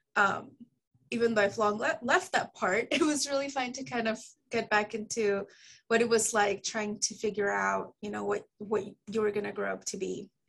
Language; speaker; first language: English; early bilingual, other home language; Spanish